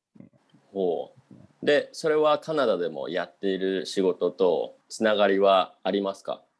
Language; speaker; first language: Japanese; native; Japanese